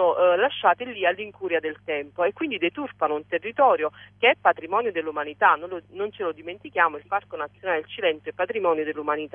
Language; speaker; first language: Italian; native; Italian